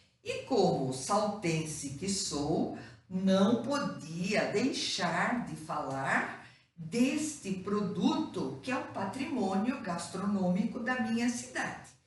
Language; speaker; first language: Portuguese; native; Portuguese